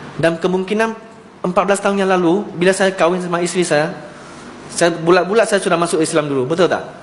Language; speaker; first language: Malay; non-native, local second language; Chinese